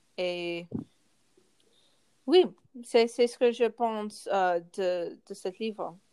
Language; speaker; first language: French; non-native, learner; English